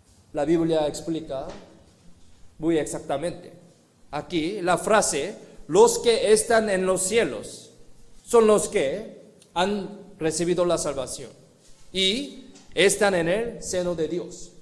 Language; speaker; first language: Spanish; non-native, fluent; Korean